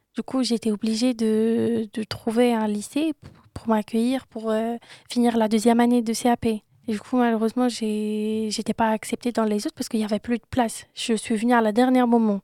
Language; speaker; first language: French; non-native, local second language; Arabic